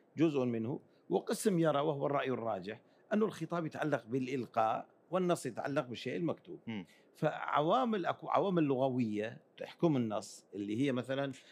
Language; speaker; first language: Arabic; early bilingual, other home language; Kurdish